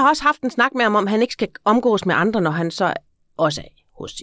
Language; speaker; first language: Danish; native; Danish